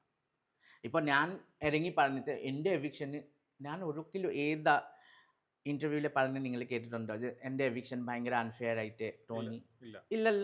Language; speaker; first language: Malayalam; non-native, local second language; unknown